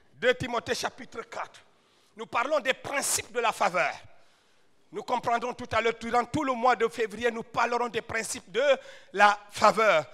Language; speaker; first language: French; non-native, local second language; Wolof